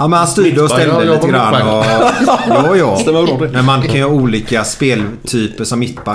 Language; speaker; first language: Swedish; native; Swedish